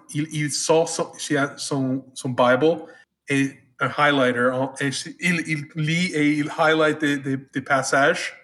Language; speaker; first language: French; non-native, fluent; English